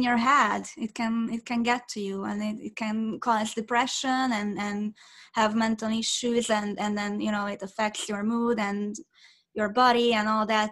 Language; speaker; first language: English; non-native, fluent; Hungarian